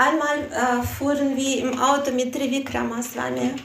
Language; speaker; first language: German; non-native, learner; Russian